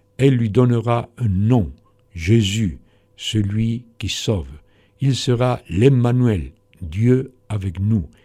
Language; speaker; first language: French; non-native, fluent; Spanish